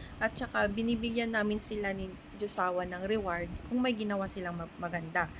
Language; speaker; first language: Filipino; non-native, local second language; Iloko